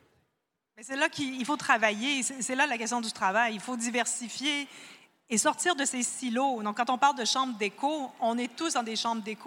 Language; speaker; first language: French; native; French